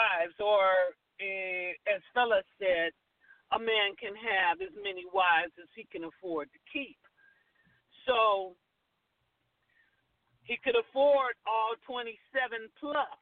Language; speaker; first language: English; native; English